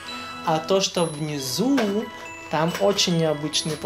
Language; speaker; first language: Russian; native; Russian